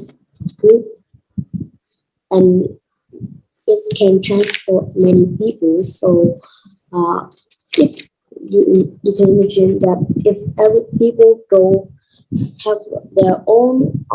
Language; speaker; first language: English; non-native, learner; Vietnamese